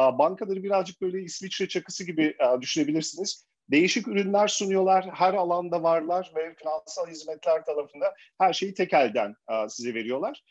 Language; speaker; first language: Turkish; early bilingual, heritage; Turkish